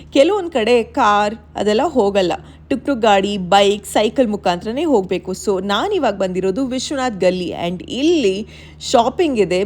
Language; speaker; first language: Kannada; native; Kannada